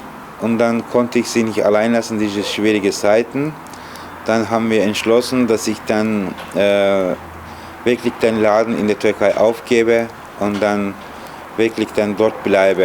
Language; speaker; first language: German; non-native, fluent; Turkish